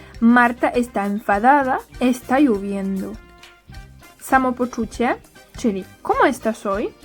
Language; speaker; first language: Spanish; non-native, fluent; Polish